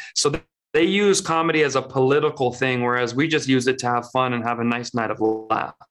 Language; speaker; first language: English; early bilingual, other home language; Persian